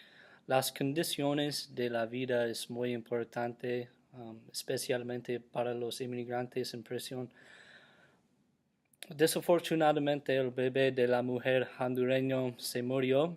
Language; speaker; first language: Spanish; non-native, learner; English